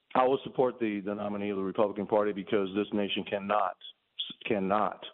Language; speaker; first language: English; early bilingual, other home language; Spanish